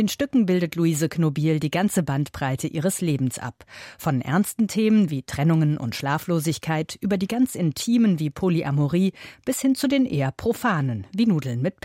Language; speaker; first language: German; native; German